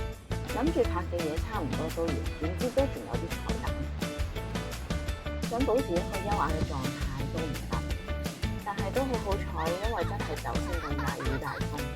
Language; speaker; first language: Cantonese; native; Cantonese